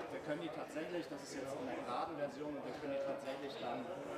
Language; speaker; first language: German; native; German